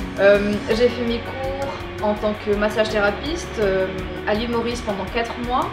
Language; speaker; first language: French; non-native, local second language; Morisyen